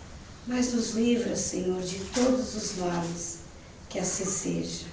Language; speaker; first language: Portuguese; native; Portuguese